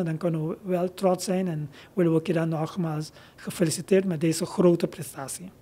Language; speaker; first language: Dutch; non-native, local second language; Papiamento